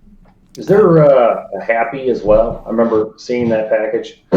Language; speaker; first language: English; native; English